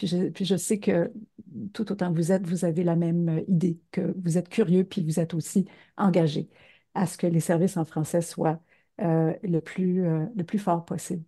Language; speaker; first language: French; native; French